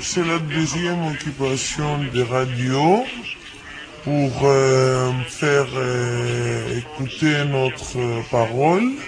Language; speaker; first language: French; non-native, fluent; Greek